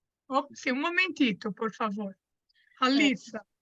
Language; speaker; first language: Spanish; non-native, fluent; Portuguese